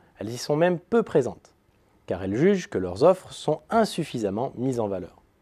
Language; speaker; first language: French; native; French